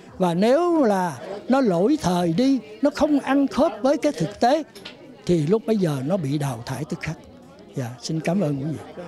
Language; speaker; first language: Vietnamese; native; Vietnamese